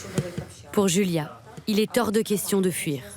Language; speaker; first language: French; native; French